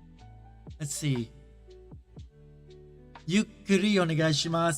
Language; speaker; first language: Japanese; non-native, learner; English